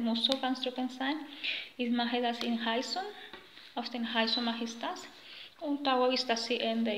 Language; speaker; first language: German; non-native, learner; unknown